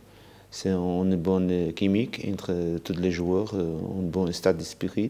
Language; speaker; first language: French; non-native, fluent; Portuguese